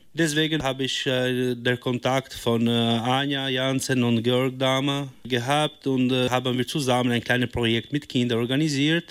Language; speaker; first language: German; non-native, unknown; Albanian